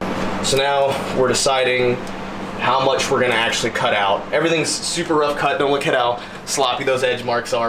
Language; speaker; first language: English; native; English